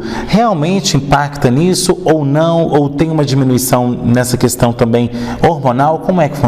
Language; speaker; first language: Portuguese; native; Portuguese